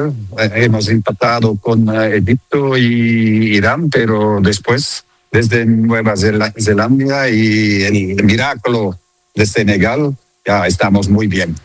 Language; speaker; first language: Spanish; non-native, fluent; Dutch